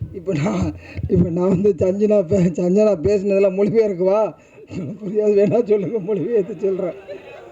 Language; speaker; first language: Tamil; non-native, learner; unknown